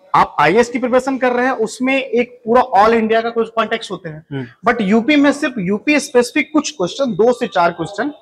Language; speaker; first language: Hindi; native; Hindi